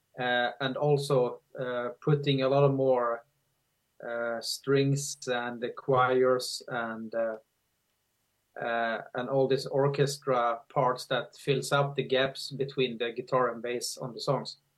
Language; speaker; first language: English; non-native, fluent; Swedish